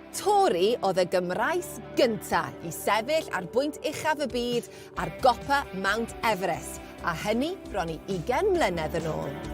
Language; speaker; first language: Welsh; native; Welsh